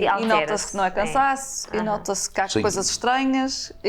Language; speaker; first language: Portuguese; native; Portuguese